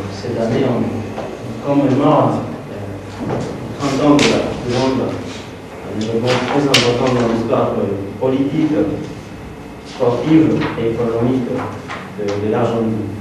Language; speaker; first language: French; non-native, fluent; Spanish